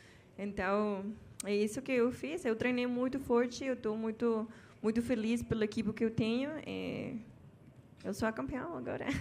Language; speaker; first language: Portuguese; non-native, fluent; Spanish